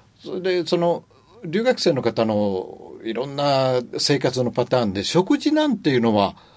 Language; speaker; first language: Japanese; native; Japanese